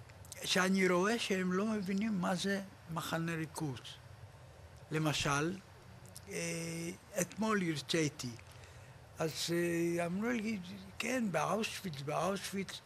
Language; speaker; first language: Hebrew; non-native, fluent; Polish